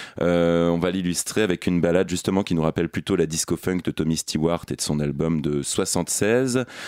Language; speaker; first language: French; native; French